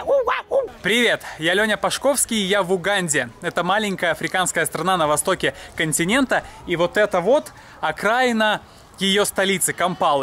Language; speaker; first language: Russian; native; Russian